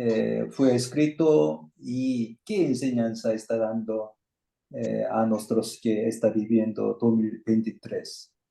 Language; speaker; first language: Spanish; non-native, fluent; Korean